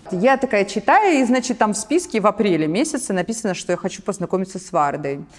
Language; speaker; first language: Russian; native; Russian